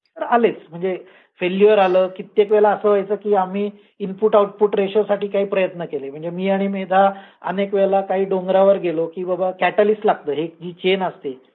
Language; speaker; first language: Marathi; native; Marathi